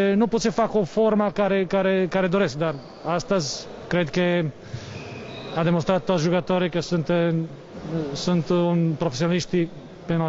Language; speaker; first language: Romanian; non-native, fluent; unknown